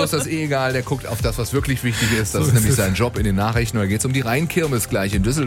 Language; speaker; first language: German; native; German